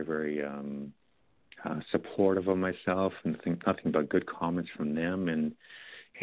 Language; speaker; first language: English; native; English